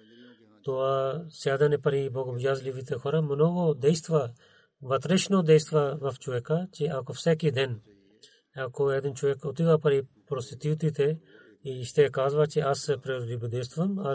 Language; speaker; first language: Bulgarian; non-native, learner; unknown